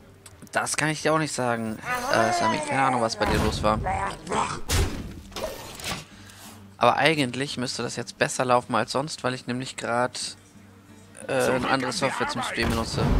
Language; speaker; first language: German; native; German